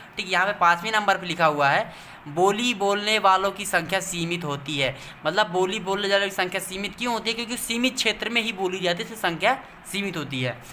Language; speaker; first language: Hindi; native; Hindi